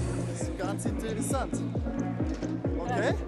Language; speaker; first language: German; non-native, learner; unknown